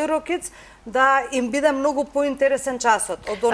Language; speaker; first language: Macedonian; native; Macedonian